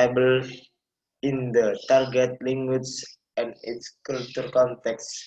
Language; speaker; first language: English; non-native, learner; Indonesian